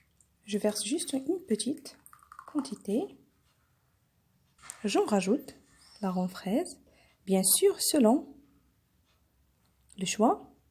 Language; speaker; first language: French; non-native, local second language; Arabic